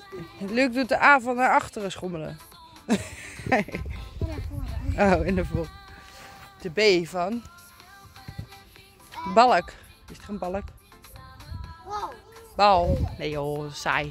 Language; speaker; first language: Dutch; native; Dutch